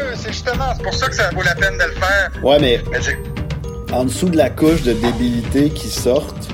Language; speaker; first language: French; native; French